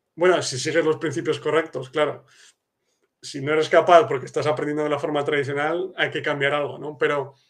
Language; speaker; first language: Spanish; native; Spanish